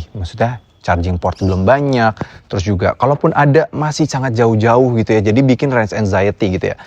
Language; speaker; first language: Indonesian; native; Indonesian